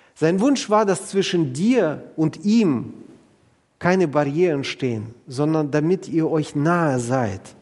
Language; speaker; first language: German; non-native, fluent; Russian